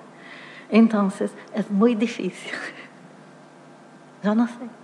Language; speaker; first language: Spanish; non-native, fluent; Portuguese